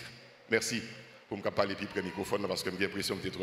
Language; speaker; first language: French; non-native, local second language; Haitian Creole